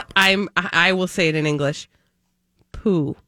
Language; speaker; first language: English; early bilingual, other home language; Norwegian